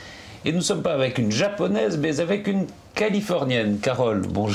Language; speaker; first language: French; native; French